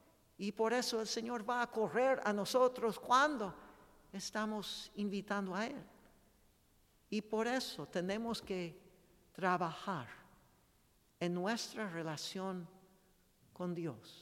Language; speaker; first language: Spanish; non-native, fluent; English